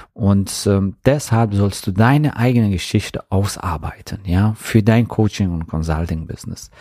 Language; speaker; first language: German; non-native, fluent; Persian